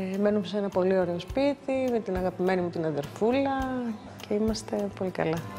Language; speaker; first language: Greek; native; Greek